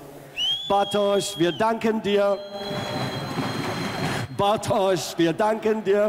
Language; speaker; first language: German; native; German